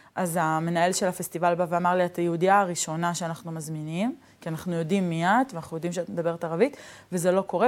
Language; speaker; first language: Hebrew; native; Hebrew